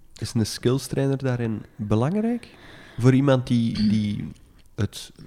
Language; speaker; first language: Dutch; native; Dutch